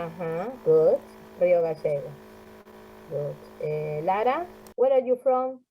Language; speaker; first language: English; non-native, fluent; Spanish